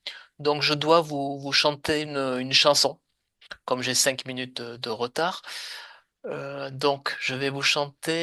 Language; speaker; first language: French; native; French